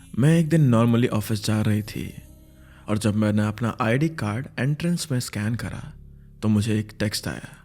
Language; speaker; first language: Hindi; native; Hindi